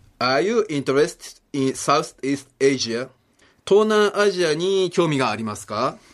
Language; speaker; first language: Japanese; native; Japanese